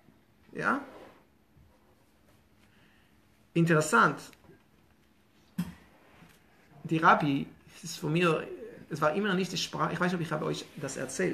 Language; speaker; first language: German; non-native, fluent; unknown